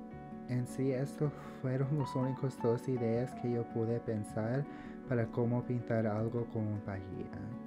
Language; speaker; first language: Spanish; early bilingual, heritage; English